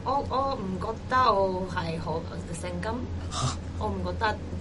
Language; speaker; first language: Cantonese; non-native, learner; Japanese